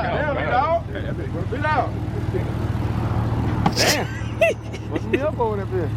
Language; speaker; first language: English; native; English